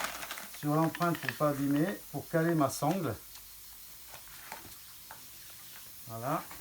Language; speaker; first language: French; native; French